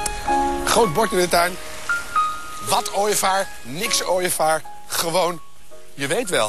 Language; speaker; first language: Dutch; native; Dutch